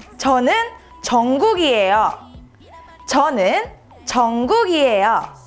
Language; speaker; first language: Korean; native; Korean